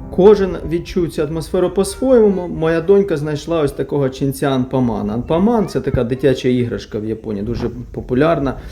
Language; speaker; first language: Ukrainian; native; Ukrainian